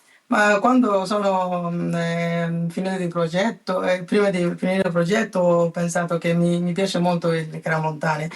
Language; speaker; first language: Italian; non-native, learner; Bangla